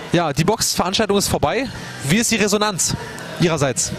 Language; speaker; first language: German; native; German